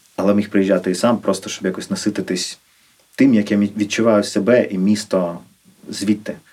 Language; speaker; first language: Ukrainian; non-native, local second language; Russian